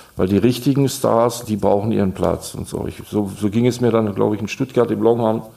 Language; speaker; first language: German; non-native, fluent; Czech